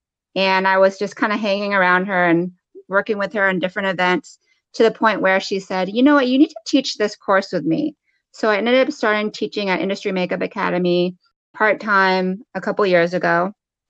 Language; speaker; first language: English; native; English